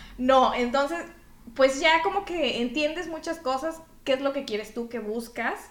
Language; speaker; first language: Spanish; native; Spanish